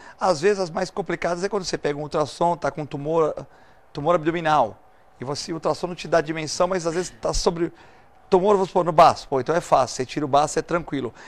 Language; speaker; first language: Portuguese; native; Portuguese